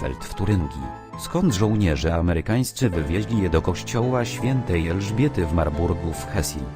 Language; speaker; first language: Polish; native; Polish